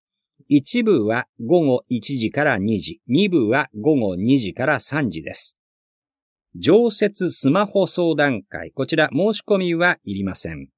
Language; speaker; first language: Japanese; native; Japanese